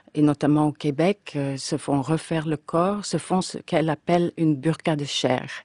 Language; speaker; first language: French; non-native, fluent; English